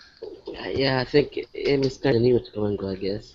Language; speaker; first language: English; non-native, learner; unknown